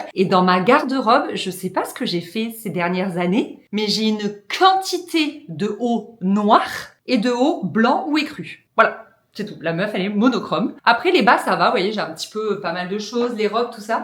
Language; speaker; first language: French; native; French